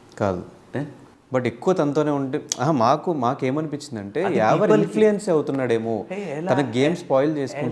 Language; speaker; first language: Telugu; native; Telugu